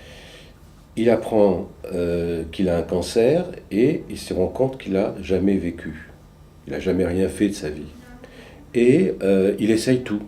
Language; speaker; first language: French; early bilingual, other home language; Romanian